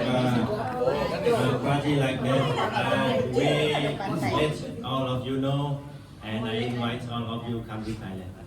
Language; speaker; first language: English; non-native, learner; Thai